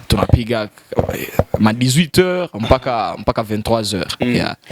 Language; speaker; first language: Swahili; native; Swahili